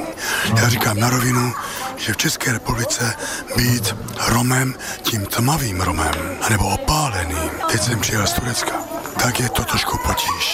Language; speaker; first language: Czech; native; Czech